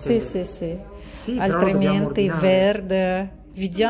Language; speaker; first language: Italian; non-native, learner; Russian